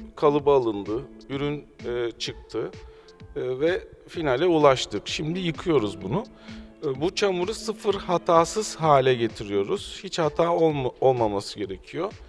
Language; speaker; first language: Turkish; native; Turkish